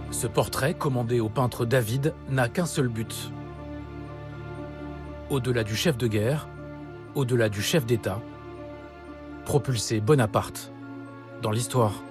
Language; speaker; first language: French; native; French